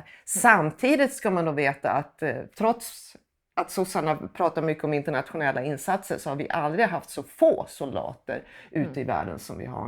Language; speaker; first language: Swedish; native; Swedish